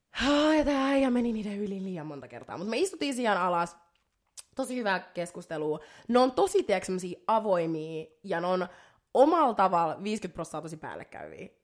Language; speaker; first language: Finnish; early bilingual, other home language; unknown